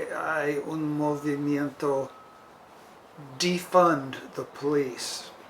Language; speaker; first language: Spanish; non-native, fluent; English